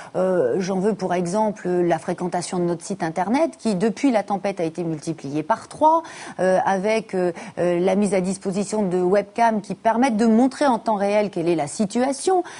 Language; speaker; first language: French; native; French